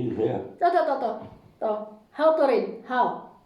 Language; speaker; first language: English; non-native, learner; Filipino